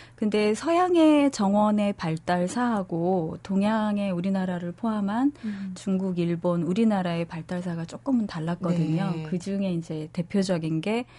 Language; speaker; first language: Korean; native; Korean